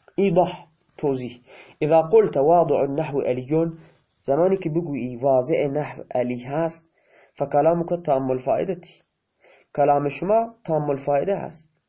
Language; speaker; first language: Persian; non-native, local second language; Baluchi